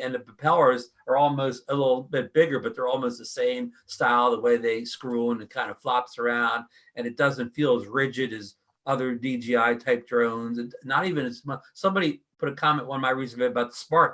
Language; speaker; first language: English; native; English